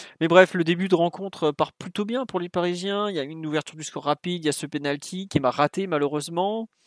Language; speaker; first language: French; native; French